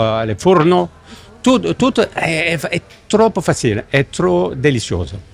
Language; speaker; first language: Italian; non-native, learner; French